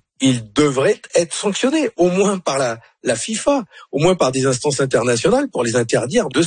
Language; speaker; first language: French; native; French